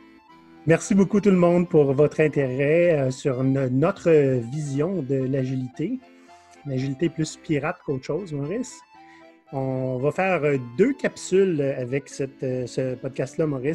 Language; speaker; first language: French; native; French